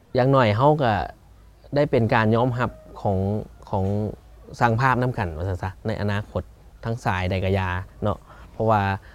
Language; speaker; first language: Lao; early bilingual, heritage; Lao